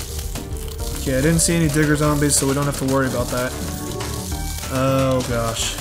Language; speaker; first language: English; native; English